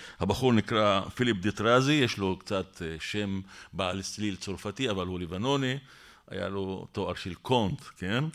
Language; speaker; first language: Hebrew; non-native, local second language; Arabic